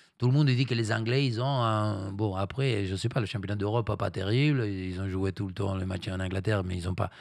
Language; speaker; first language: French; non-native, fluent; Spanish